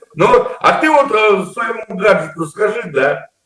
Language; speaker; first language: Russian; native; Russian